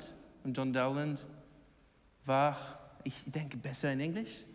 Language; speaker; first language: German; non-native, learner; English